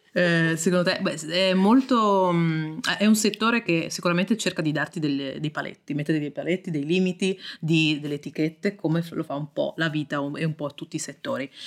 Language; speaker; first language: Italian; native; Italian